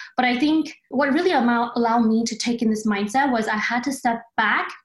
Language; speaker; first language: English; early bilingual, other home language; Chinese